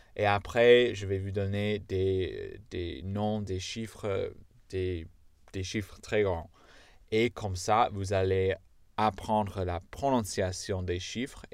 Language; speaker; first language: French; non-native, fluent; English